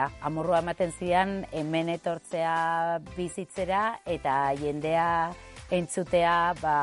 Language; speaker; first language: Basque; non-native, local second language; Spanish